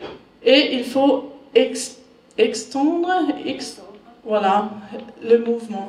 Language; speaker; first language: French; non-native, learner; German